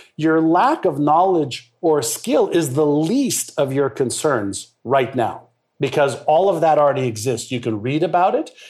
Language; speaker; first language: English; non-native, fluent; Hebrew